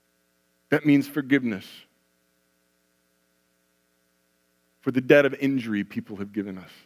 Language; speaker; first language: English; native; English